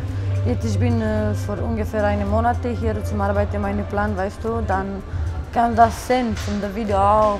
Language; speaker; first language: German; non-native, learner; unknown